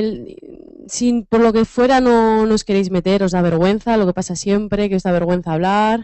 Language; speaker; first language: Spanish; native; Spanish